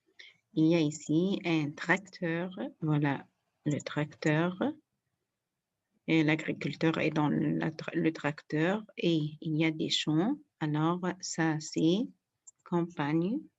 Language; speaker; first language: French; non-native, fluent; Arabic